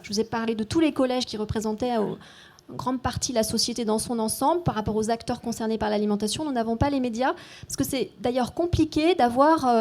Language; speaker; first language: French; native; French